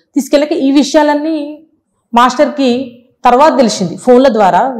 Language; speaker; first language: Telugu; native; Telugu